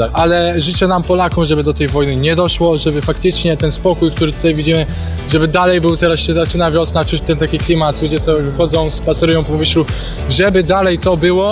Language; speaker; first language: Polish; native; Polish